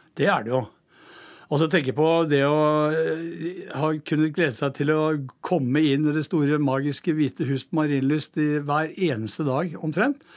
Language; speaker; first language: Norwegian; native; Norwegian